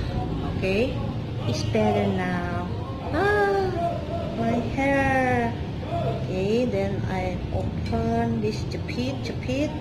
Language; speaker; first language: English; non-native, learner; Indonesian